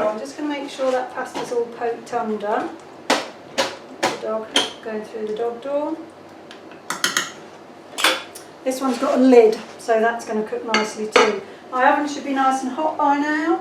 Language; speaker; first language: English; native; English